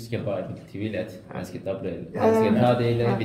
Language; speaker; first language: Danish; non-native, learner; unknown